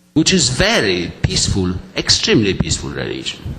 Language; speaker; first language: English; non-native, fluent; Polish